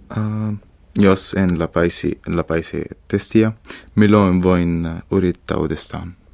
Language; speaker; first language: Finnish; non-native, learner; Arabic